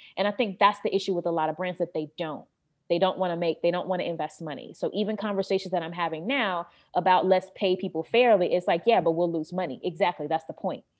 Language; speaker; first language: English; native; English